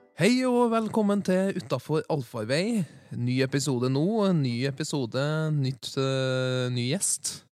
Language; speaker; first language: Norwegian; native; Norwegian